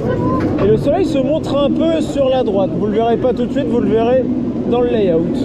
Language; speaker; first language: French; native; French